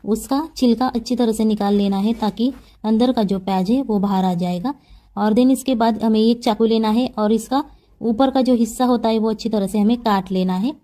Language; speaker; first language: Hindi; non-native, local second language; Marathi